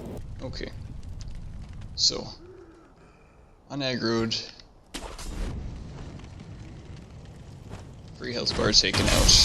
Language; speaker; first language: English; native; English